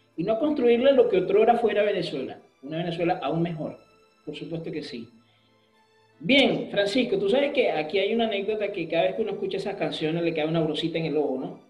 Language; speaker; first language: Spanish; native; Spanish